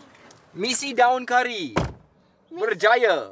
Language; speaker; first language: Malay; non-native, local second language; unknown